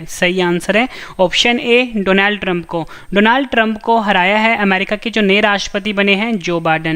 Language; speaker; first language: Hindi; native; Hindi